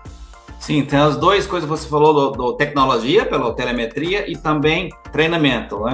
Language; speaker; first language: Portuguese; non-native, learner; English